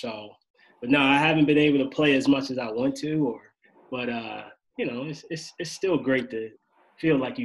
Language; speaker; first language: English; native; English